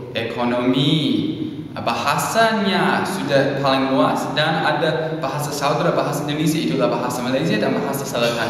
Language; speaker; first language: Indonesian; non-native, learner; English